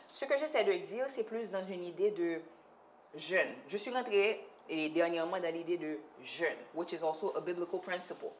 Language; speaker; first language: French; non-native, local second language; Haitian Creole